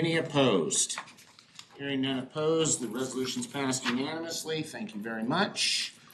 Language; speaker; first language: English; native; English